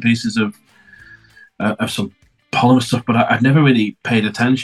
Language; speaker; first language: English; native; English